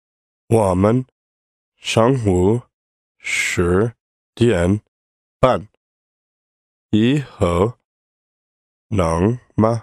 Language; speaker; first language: Chinese; non-native, learner; English